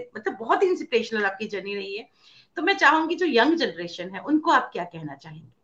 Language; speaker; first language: Hindi; native; Hindi